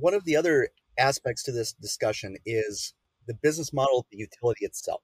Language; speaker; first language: English; native; English